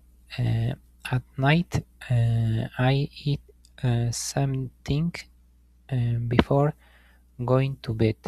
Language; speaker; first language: English; non-native, learner; Spanish